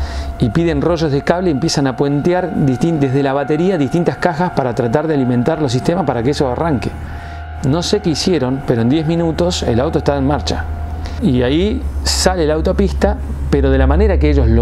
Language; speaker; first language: Spanish; native; Spanish